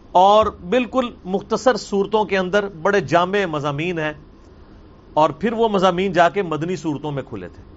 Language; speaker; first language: Urdu; non-native, local second language; Punjabi